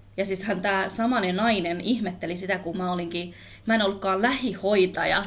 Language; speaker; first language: Finnish; early bilingual, other home language; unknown